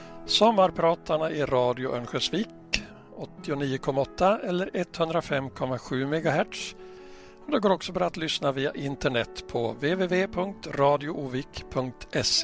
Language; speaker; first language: Swedish; native; Swedish